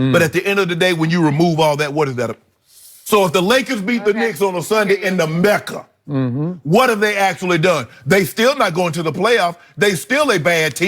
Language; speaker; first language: English; native; English